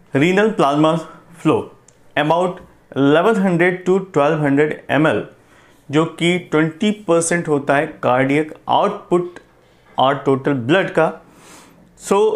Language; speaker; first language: Hindi; non-native, local second language; Gujarati